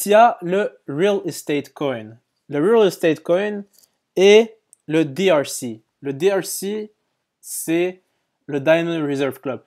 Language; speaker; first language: French; native; French